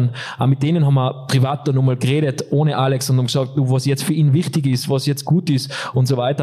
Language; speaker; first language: German; native; German